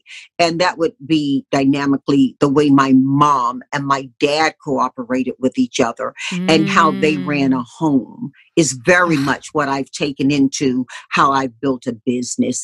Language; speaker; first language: English; native; English